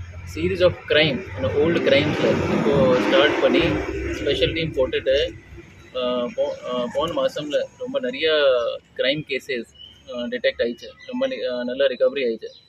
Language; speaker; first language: Tamil; non-native, fluent; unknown